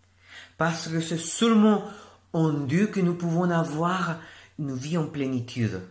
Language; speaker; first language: French; non-native, fluent; Spanish